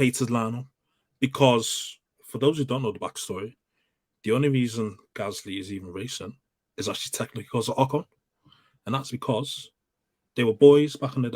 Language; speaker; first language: English; native; English